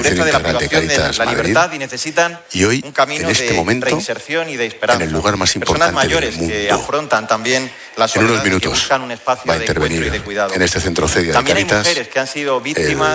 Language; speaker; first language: Spanish; native; Spanish